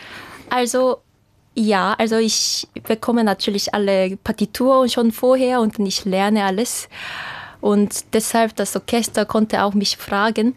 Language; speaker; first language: German; non-native, fluent; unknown